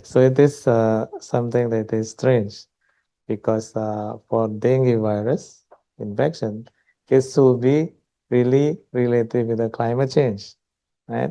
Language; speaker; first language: English; non-native, local second language; Indonesian